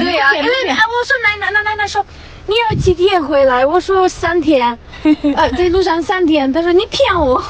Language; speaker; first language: Chinese; non-native, learner; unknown